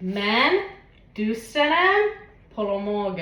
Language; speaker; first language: Persian; non-native, learner; English